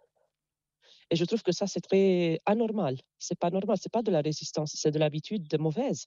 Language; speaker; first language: French; non-native, local second language; Arabic